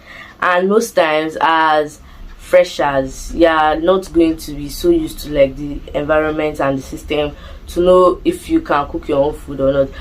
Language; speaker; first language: English; non-native, local second language; Igbo